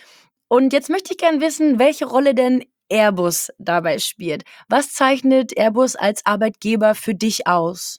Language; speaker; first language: German; native; German